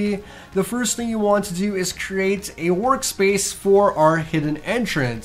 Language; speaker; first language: English; native; English